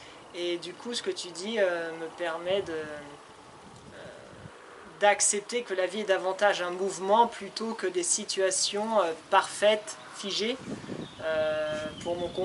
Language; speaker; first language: French; native; French